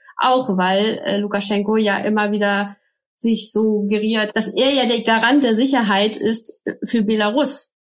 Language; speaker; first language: German; native; German